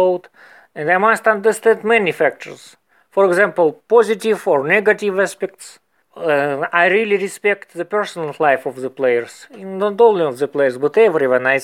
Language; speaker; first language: English; non-native, learner; Russian